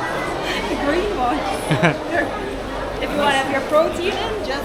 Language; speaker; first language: English; non-native, fluent; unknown